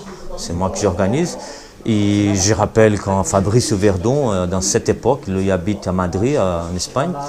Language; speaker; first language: French; non-native, learner; Portuguese